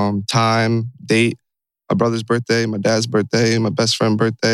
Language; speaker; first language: English; native; English